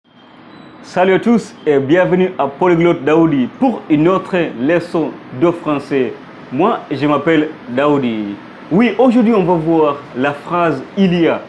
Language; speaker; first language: French; non-native, fluent; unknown